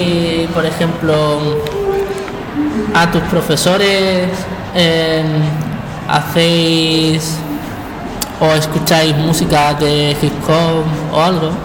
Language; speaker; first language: Spanish; native; Spanish